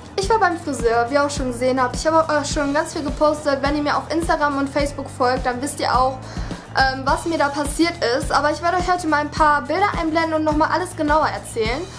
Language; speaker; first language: German; early bilingual, other home language; Vietnamese